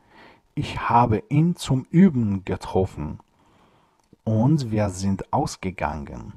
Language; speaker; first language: German; non-native, fluent; Persian